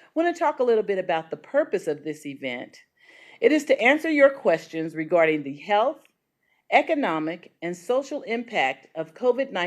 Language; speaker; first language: English; native; English